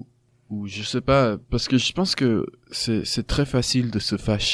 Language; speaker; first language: French; non-native, fluent; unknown